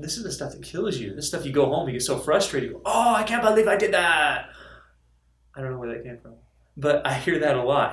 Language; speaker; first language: English; native; English